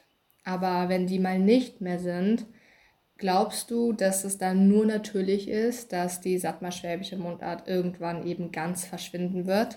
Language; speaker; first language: German; native; German